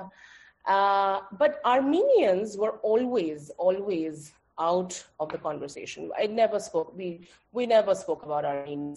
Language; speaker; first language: English; non-native, local second language; Bangla